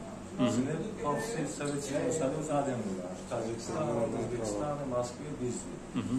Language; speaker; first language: Russian; non-native, local second language; Uzbek